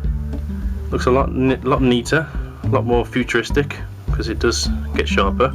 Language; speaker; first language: English; native; English